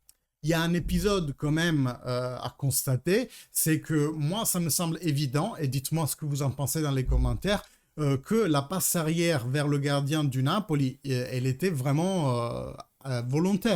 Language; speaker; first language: French; early bilingual, heritage; Italian